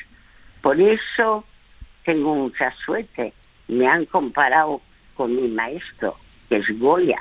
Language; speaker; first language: Spanish; early bilingual, other home language; French